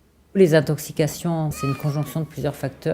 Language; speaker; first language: French; native; French